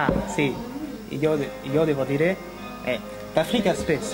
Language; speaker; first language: Italian; non-native, learner; French